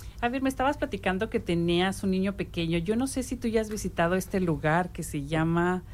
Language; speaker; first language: Spanish; native; Spanish